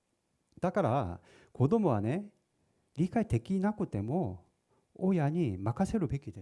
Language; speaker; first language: Japanese; non-native, fluent; Korean